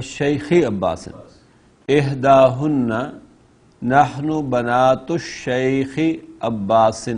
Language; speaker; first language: Arabic; non-native, fluent; Urdu